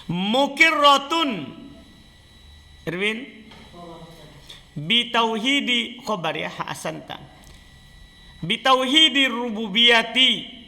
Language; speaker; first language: Arabic; non-native, fluent; Indonesian